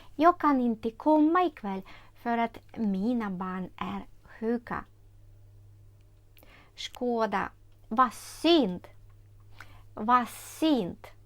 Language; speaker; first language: Swedish; non-native, fluent; Ukrainian